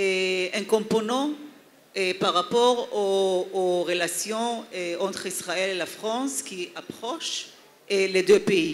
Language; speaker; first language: French; non-native, fluent; Hebrew